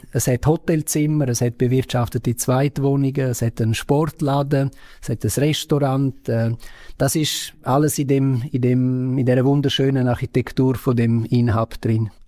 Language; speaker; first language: German; non-native, local second language; Romansh